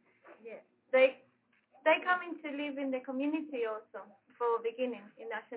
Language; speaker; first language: English; non-native, fluent; Dutch